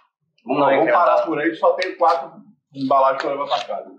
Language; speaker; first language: Portuguese; native; Portuguese